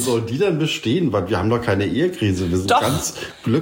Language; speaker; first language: German; native; German